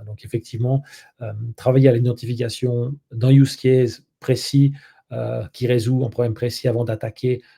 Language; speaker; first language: French; native; French